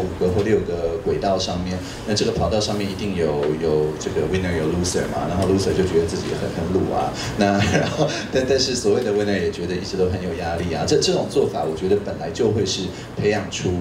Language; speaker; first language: Chinese; native; Chinese